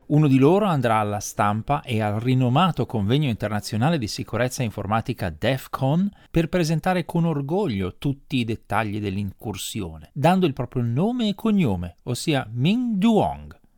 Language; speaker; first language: Italian; native; Italian